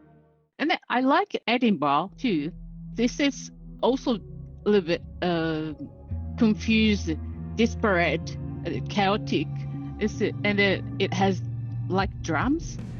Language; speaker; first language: English; non-native, learner; Japanese